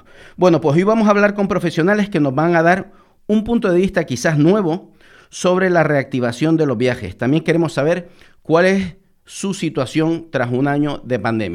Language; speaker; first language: Spanish; native; Spanish